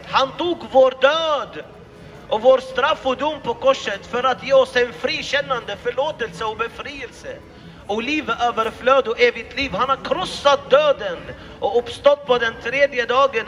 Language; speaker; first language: Swedish; non-native, fluent; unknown